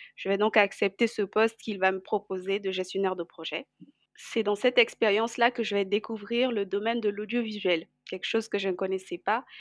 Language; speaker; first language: French; non-native, local second language; Lingala